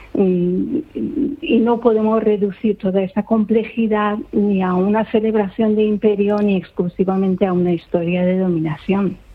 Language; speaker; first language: Spanish; non-native, fluent; Persian